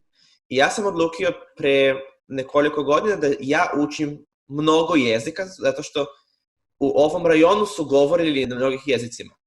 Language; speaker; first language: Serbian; non-native, fluent; Hebrew